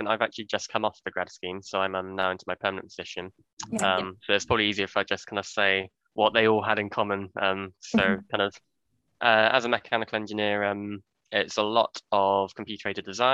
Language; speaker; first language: English; native; English